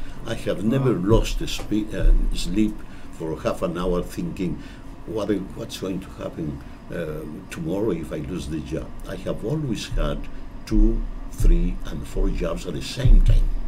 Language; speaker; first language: English; non-native, fluent; Spanish